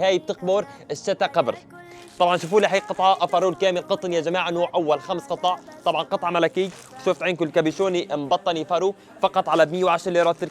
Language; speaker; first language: Arabic; native; Arabic